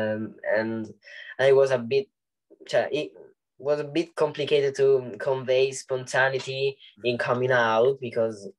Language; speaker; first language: English; non-native, learner; Italian